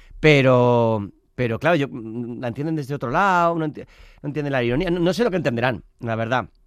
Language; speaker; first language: Spanish; native; Spanish